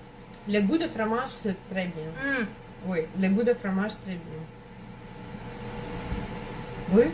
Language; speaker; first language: French; non-native, learner; Russian